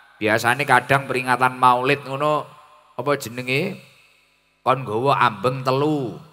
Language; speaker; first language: Indonesian; non-native, local second language; Javanese